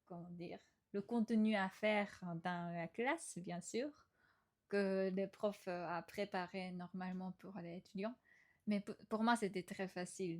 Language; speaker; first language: French; non-native, fluent; Japanese